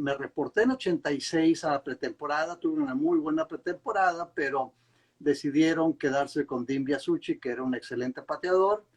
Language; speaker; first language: Spanish; native; Spanish